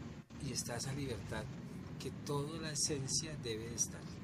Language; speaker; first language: Spanish; native; Spanish